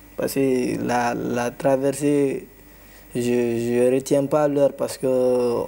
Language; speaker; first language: Spanish; non-native, learner; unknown